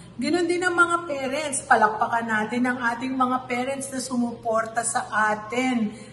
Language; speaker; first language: Filipino; native; Filipino